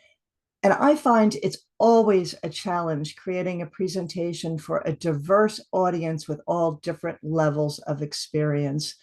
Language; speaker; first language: English; native; English